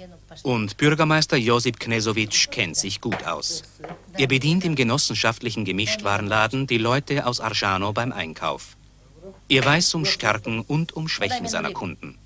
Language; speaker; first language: German; native; German